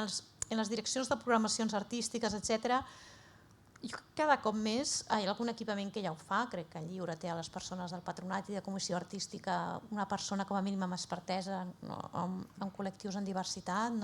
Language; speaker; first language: Catalan; native; Catalan